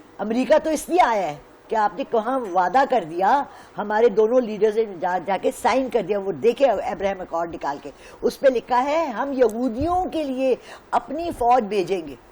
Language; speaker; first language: Urdu; non-native, local second language; Pashto